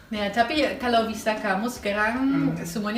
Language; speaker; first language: Indonesian; non-native, fluent; German